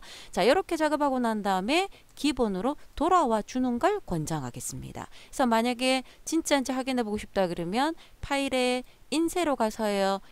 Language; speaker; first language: Korean; native; Korean